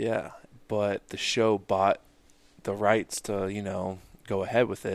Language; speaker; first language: English; native; English